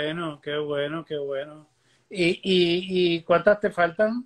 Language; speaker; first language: Spanish; native; Spanish